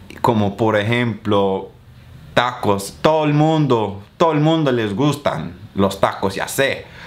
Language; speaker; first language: Spanish; non-native, fluent; English